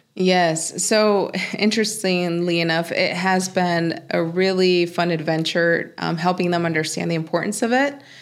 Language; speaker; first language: English; early bilingual, other home language; Spanish